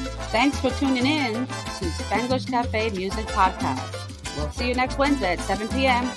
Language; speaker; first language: English; early bilingual, other home language; Spanish